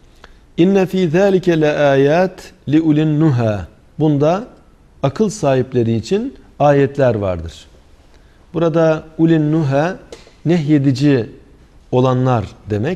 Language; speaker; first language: Turkish; native; Turkish